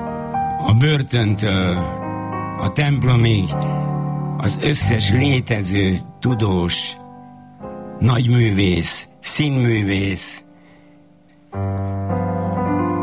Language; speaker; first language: Hungarian; native; Hungarian